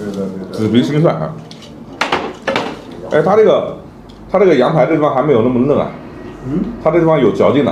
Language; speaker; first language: Chinese; native; Chinese